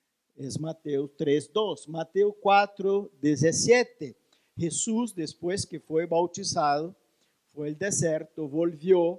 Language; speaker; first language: Spanish; non-native, learner; Portuguese